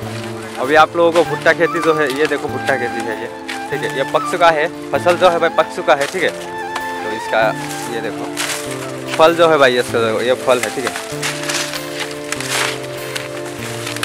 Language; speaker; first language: Hindi; non-native, local second language; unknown